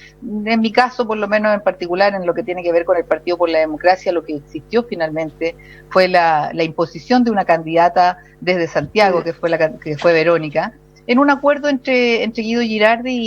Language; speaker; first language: Spanish; native; Spanish